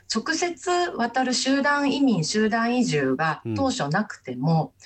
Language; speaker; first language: Japanese; native; Japanese